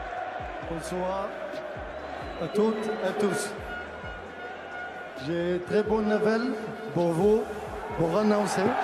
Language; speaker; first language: French; non-native, learner; Arabic